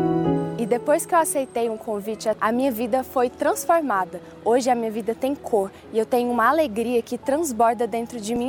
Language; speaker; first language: Portuguese; early bilingual, other home language; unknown